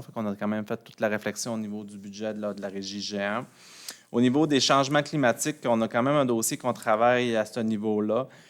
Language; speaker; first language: French; native; French